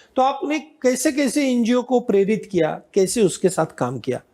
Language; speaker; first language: Hindi; non-native, local second language; Marathi